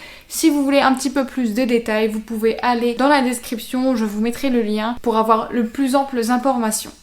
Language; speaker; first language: French; native; French